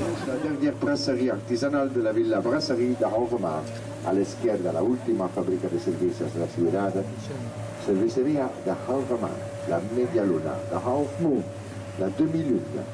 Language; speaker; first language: Spanish; non-native, learner; Dutch